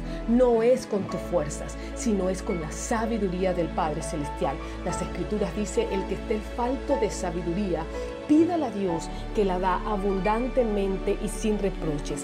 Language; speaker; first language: Spanish; native; Spanish